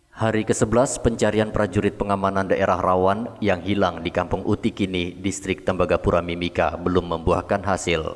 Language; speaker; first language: Indonesian; native; Indonesian